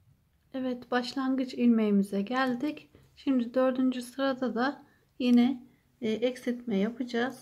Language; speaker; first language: Turkish; native; Turkish